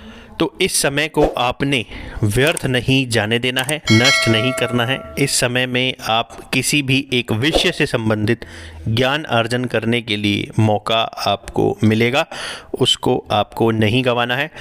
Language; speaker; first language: Hindi; native; Hindi